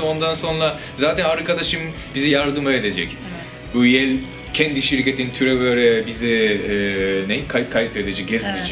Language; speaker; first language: Turkish; non-native, fluent; Japanese